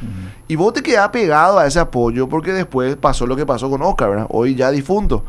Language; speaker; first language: Spanish; native; Spanish